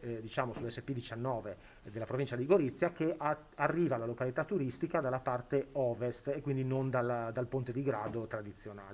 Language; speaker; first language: Italian; native; Italian